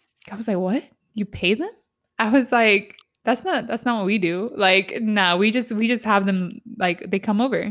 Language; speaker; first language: English; early bilingual, other home language; Spanish